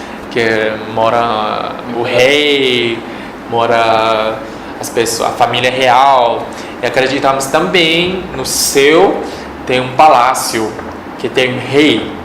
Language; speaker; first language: Portuguese; non-native, fluent; Chinese